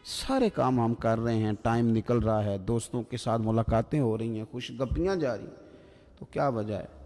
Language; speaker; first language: Urdu; native; Urdu